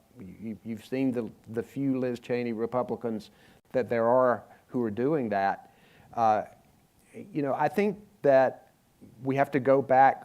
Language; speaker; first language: English; native; English